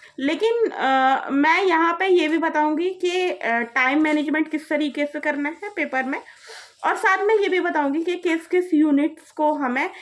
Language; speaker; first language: Hindi; native; Hindi